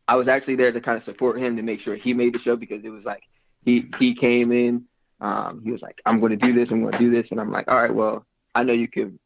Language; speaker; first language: English; native; English